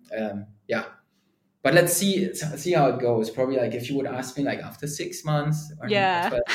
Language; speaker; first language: English; non-native, fluent; German